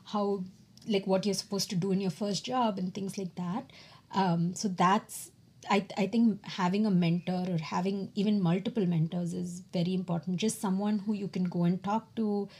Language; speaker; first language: English; non-native, local second language; Tamil